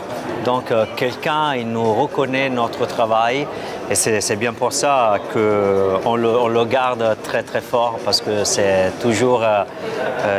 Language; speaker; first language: French; non-native, fluent; Italian